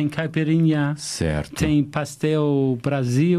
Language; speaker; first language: Portuguese; non-native, fluent; German